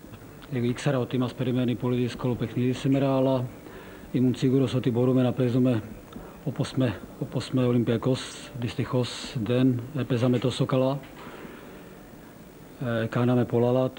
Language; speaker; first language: Greek; non-native, fluent; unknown